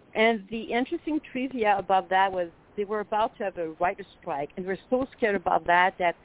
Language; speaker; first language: English; non-native, fluent; French